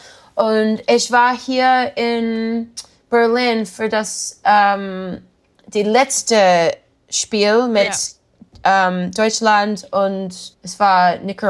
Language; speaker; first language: German; non-native, learner; English